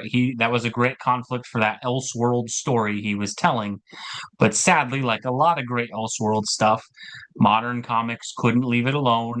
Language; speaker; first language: English; native; English